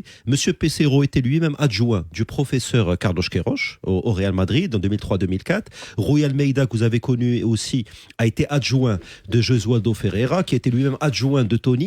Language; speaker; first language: French; non-native, local second language; Arabic